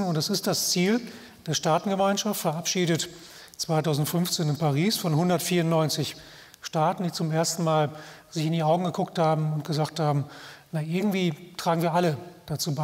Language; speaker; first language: German; native; German